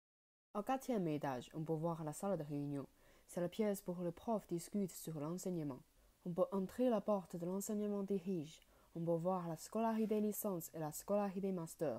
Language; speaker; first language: French; non-native, learner; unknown